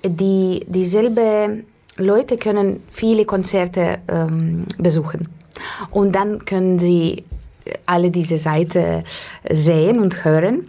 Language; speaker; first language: German; non-native, learner; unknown